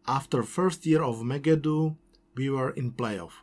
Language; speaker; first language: English; non-native, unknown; Slovak